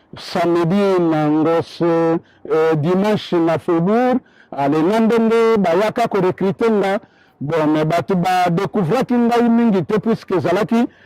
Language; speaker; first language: Lingala; native; Lingala